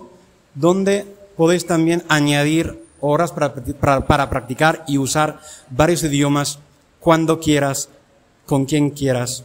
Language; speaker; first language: Spanish; non-native, fluent; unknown